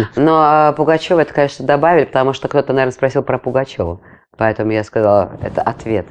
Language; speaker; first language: Russian; non-native, local second language; Latvian